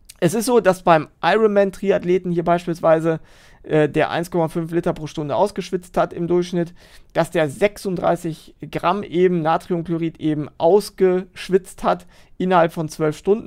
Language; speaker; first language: German; native; German